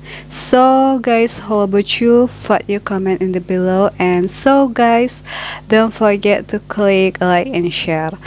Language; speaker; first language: English; non-native, learner; Indonesian